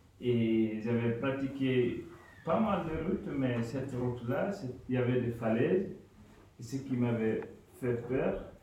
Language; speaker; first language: French; non-native, local second language; Fula